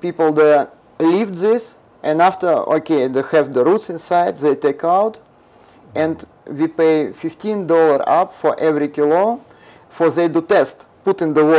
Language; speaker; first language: English; non-native, learner; Russian